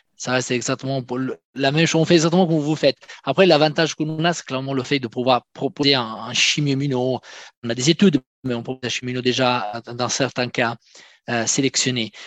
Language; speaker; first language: French; non-native, fluent; Italian